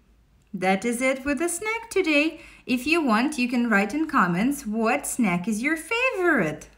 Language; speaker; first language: English; non-native, fluent; Russian